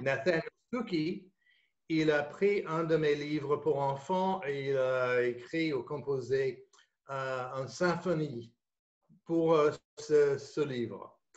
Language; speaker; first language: French; non-native, fluent; English